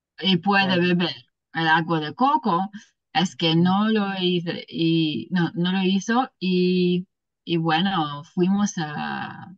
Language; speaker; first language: Spanish; non-native, learner; English